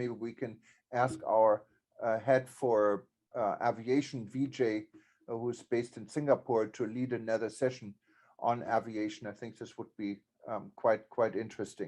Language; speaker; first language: English; non-native, fluent; German